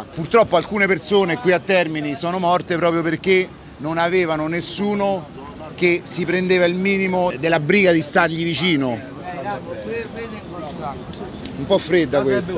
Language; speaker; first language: Italian; native; Italian